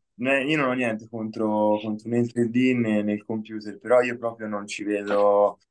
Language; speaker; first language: Italian; native; Italian